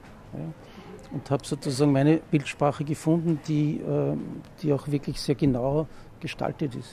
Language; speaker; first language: German; native; German